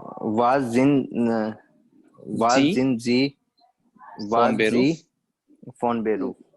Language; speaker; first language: German; non-native, learner; Hindi